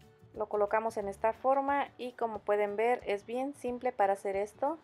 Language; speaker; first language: Spanish; native; Spanish